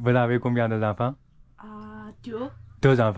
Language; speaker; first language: French; non-native, learner; Chinese